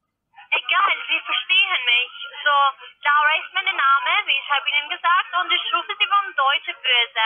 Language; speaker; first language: German; non-native, learner; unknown